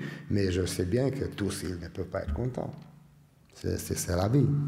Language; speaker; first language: French; non-native, fluent; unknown